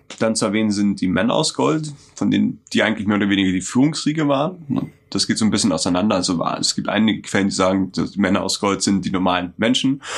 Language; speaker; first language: German; native; German